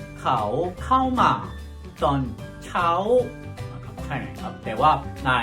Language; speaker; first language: Thai; non-native, fluent; Korean